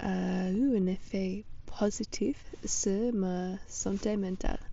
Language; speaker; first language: French; non-native, fluent; English